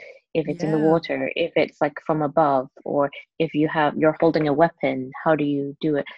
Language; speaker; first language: English; non-native, local second language; Cantonese